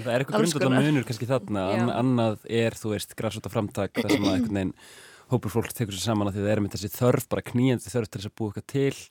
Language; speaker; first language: Icelandic; native; Icelandic